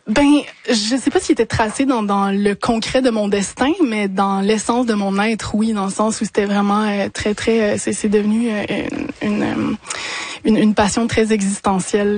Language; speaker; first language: French; native; French